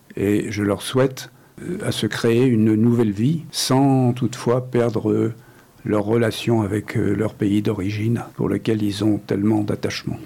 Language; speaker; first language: French; native; French